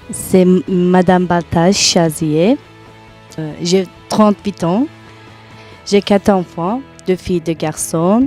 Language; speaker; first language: French; non-native, learner; Turkish